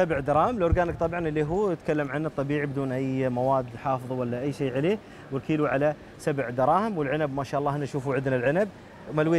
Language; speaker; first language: Arabic; native; Arabic